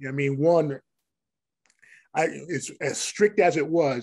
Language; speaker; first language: English; native; English